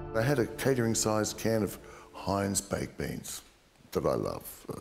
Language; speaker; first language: English; native; English